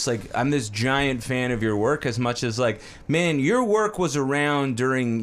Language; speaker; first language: English; native; English